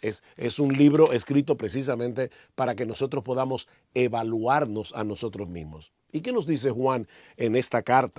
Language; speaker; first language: Spanish; native; Spanish